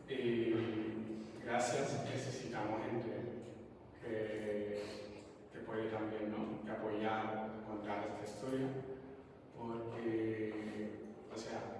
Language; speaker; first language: Spanish; non-native, fluent; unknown